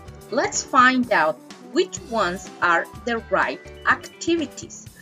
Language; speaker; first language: English; non-native, fluent; Spanish